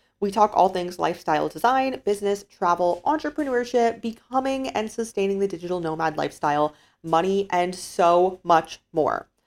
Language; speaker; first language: English; native; English